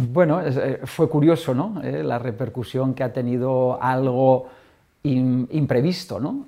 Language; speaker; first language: Spanish; native; Spanish